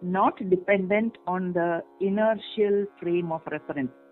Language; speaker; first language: English; non-native, local second language; Malayalam